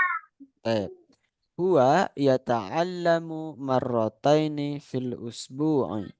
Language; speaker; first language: Arabic; non-native, fluent; Indonesian